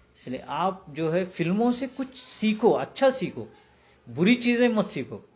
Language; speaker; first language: Hindi; non-native, local second language; Urdu